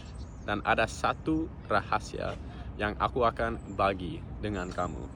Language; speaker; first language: Indonesian; non-native, fluent; English